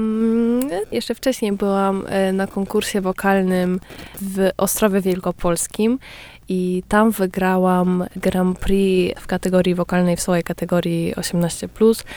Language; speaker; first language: Polish; early bilingual, heritage; Polish